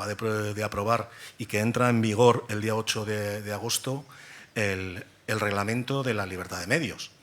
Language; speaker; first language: Spanish; native; Spanish